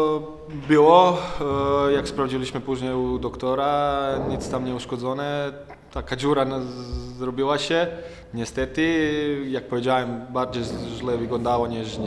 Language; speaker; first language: Polish; non-native, fluent; Croatian